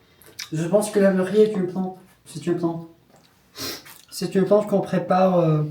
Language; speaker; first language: French; non-native, local second language; Arabic